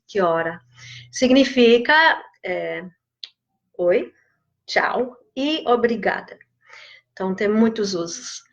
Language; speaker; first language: Portuguese; non-native, fluent; English